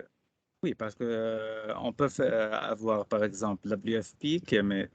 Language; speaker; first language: French; non-native, fluent; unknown